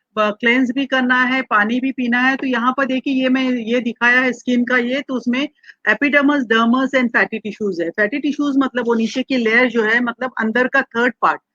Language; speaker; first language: Hindi; non-native, local second language; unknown